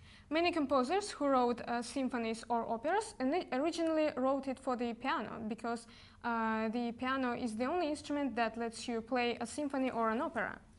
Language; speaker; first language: English; non-native, fluent; Russian